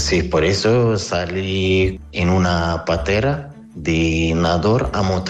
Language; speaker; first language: Spanish; non-native, learner; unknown